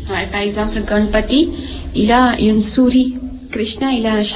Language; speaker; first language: French; non-native, learner; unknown